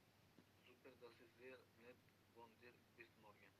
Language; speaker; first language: German; non-native, learner; Macedonian